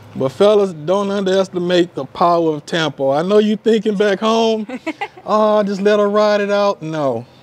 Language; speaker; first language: English; native; English